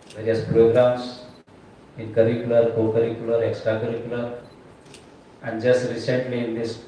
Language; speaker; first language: English; non-native, local second language; Marathi